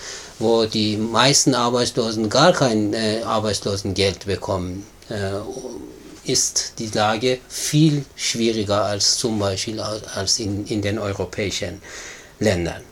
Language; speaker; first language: German; non-native, fluent; Persian